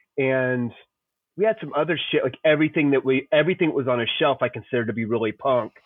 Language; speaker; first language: English; native; English